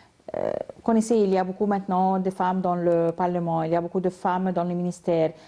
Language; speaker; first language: French; non-native, learner; Arabic